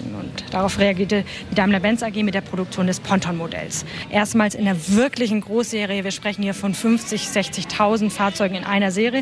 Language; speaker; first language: German; native; German